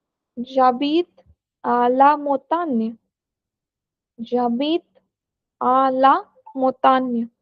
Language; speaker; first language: French; non-native, fluent; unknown